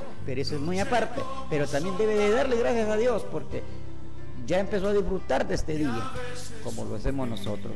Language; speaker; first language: Spanish; native; Spanish